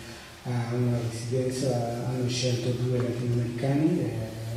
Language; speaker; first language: Italian; non-native, fluent; Spanish